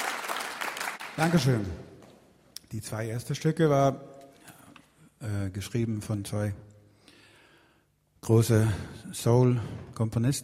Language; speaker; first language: German; non-native, learner; Swedish